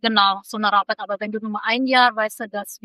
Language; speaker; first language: German; non-native, local second language; Indonesian